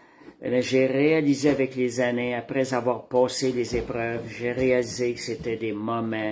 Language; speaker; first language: French; native; French